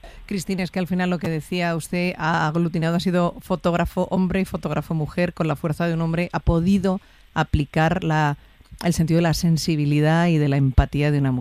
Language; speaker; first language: Spanish; native; Spanish